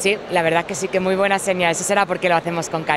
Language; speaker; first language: Spanish; native; Spanish